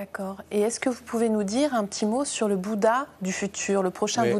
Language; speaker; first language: French; native; French